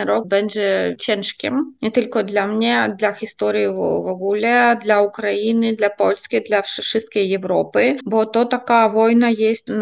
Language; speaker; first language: Polish; non-native, fluent; Ukrainian